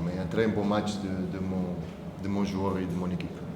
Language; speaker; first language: French; non-native, fluent; Portuguese